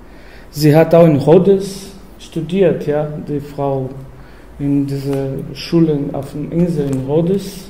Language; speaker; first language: German; non-native, fluent; Portuguese